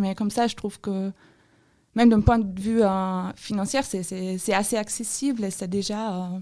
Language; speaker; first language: French; non-native, fluent; German